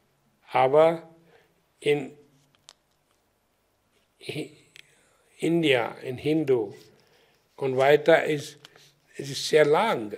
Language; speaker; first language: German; non-native, learner; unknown